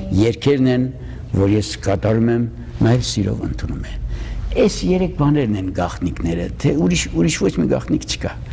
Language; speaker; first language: Armenian; early bilingual, heritage; Armenian